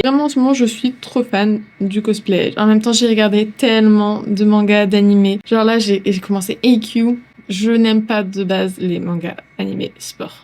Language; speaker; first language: French; native; French